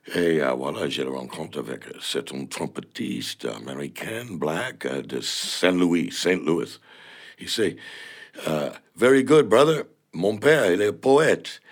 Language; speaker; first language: French; non-native, learner; English